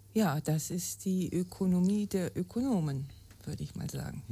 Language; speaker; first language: German; native; German